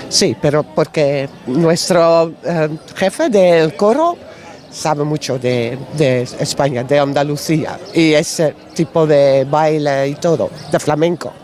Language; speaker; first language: Spanish; non-native, learner; Dutch